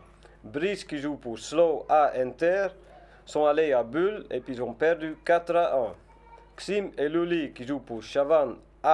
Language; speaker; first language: French; non-native, learner; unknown